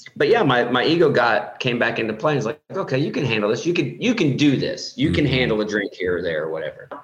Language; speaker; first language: English; native; English